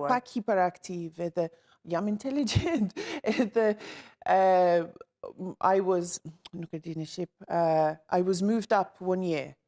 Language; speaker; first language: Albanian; early bilingual, heritage; English